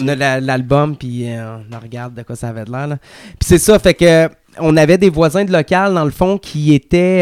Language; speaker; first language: French; native; French